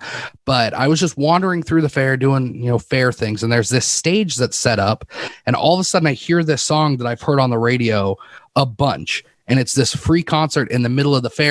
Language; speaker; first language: English; native; English